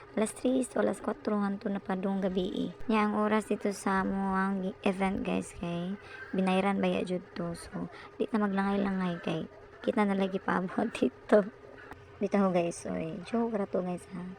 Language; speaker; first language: Cebuano; native; Cebuano